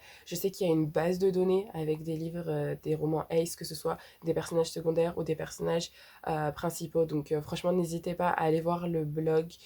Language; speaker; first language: French; native; French